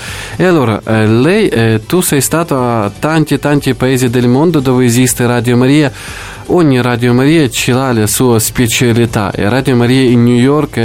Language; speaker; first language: Italian; non-native, fluent; Ukrainian